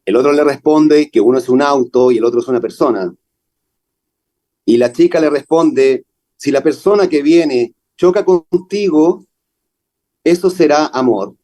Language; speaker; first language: Spanish; native; Spanish